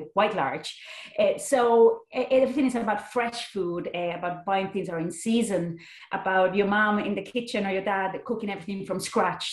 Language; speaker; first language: English; non-native, fluent; Spanish